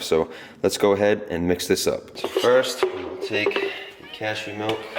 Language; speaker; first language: English; native; English